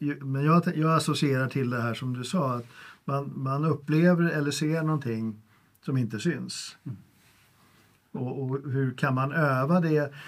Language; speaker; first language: Swedish; native; Swedish